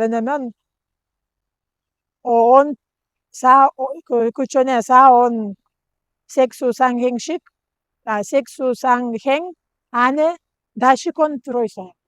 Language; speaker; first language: Korean; non-native, learner; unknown